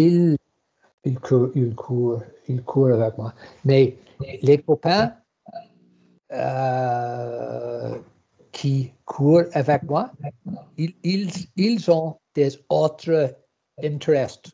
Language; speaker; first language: French; non-native, learner; English